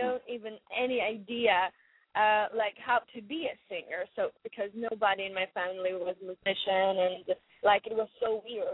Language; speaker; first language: English; non-native, learner; Ukrainian